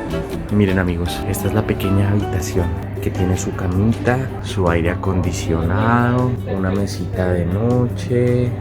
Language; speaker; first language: Spanish; native; Spanish